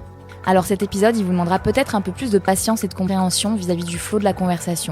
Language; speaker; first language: French; native; French